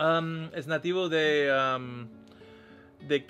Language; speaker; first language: Spanish; non-native, learner; English